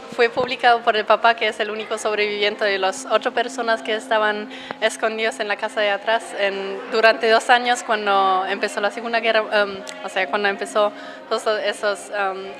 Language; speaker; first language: Spanish; non-native, fluent; German